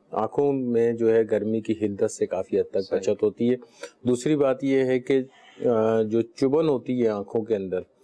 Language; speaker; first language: Urdu; native; Urdu